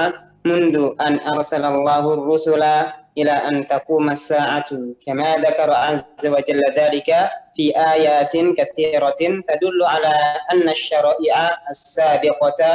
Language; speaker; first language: Arabic; non-native, learner; Indonesian